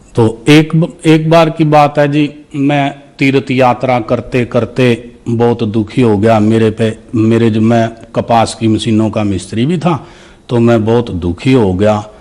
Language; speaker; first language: Hindi; native; Hindi